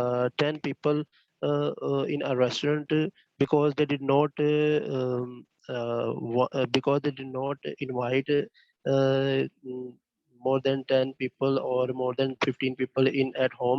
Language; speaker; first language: English; non-native, learner; Bangla